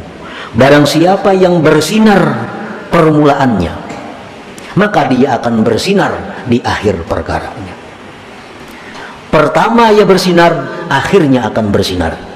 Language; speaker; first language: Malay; non-native, local second language; Banjar